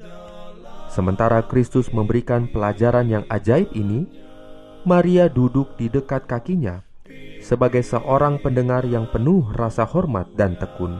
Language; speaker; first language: Indonesian; native; Indonesian